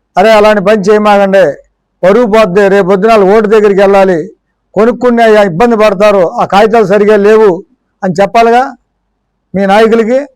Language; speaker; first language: Telugu; native; Telugu